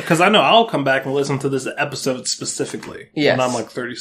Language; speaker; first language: English; native; English